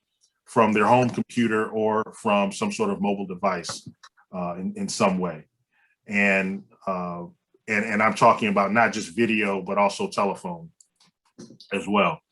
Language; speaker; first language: English; native; English